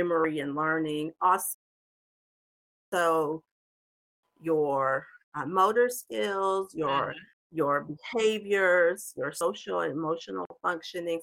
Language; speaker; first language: English; native; English